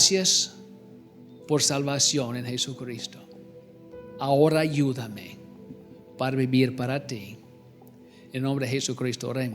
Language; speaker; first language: Spanish; non-native, learner; English